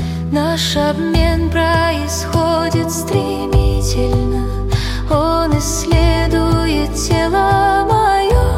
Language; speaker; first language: Russian; native; Russian